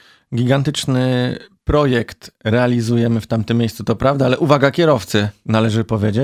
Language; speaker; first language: Polish; native; Polish